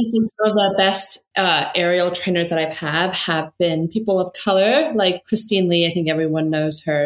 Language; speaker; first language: English; native; English